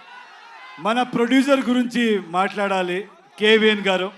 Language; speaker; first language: Telugu; non-native, learner; Kannada